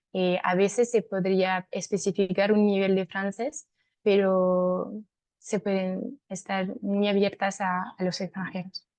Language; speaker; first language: Spanish; non-native, fluent; French